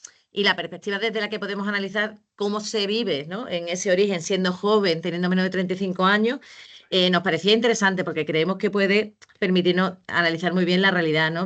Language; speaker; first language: Spanish; native; Spanish